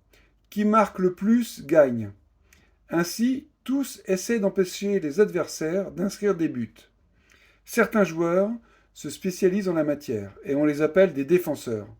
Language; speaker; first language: French; native; French